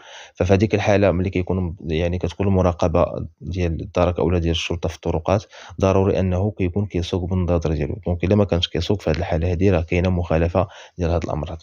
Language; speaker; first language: Arabic; native; Arabic